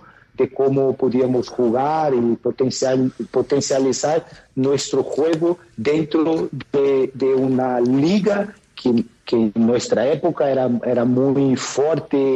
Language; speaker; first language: Spanish; non-native, fluent; Portuguese